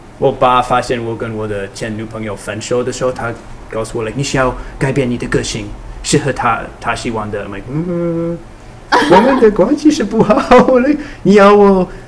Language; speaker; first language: Chinese; non-native, learner; English